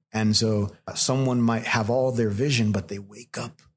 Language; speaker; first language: English; early bilingual, other home language; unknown